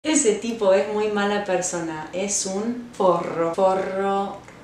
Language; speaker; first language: Spanish; non-native, fluent; English